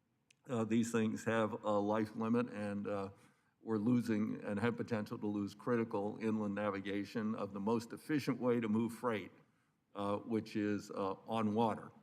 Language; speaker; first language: English; native; English